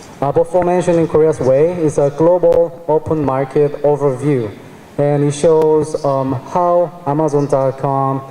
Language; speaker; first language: English; non-native, fluent; Korean